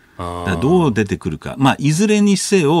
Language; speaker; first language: Japanese; native; Japanese